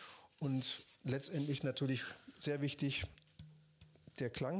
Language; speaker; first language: German; native; German